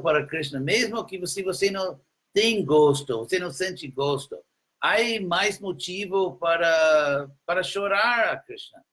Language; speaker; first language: Portuguese; non-native, fluent; English